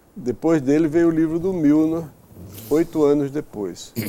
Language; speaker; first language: Portuguese; native; Portuguese